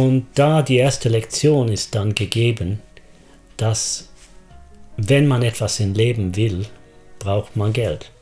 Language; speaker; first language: German; non-native, fluent; English